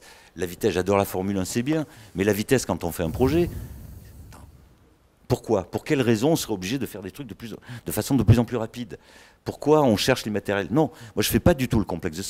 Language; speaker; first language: French; native; French